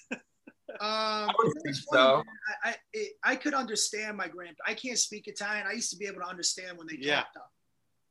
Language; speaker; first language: English; native; English